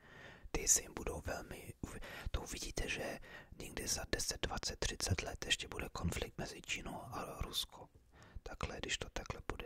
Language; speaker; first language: Czech; early bilingual, heritage; English